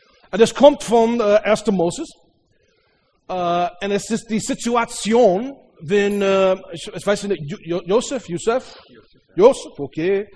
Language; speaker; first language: German; non-native, learner; English